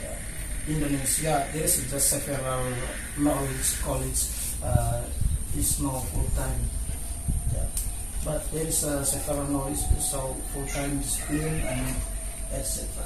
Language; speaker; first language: English; non-native, learner; Indonesian